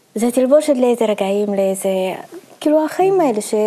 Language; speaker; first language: Hebrew; early bilingual, other home language; Russian